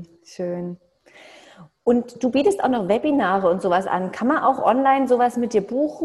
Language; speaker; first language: German; native; German